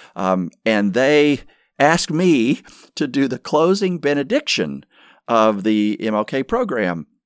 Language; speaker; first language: English; native; English